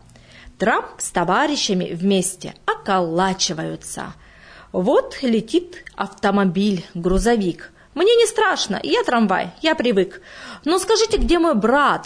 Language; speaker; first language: Russian; native; Russian